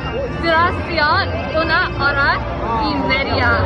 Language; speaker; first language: Spanish; non-native, learner; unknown